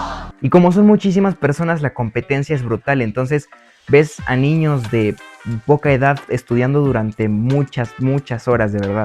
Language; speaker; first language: Spanish; native; Spanish